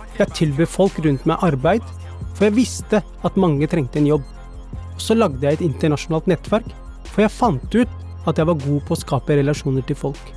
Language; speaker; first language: Norwegian; early bilingual, other home language; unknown